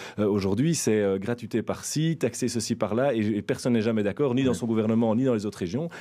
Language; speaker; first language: French; native; French